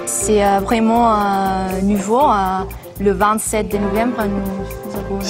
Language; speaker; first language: French; non-native, learner; Catalan